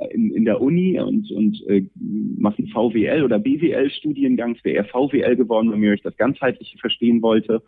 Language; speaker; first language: German; native; German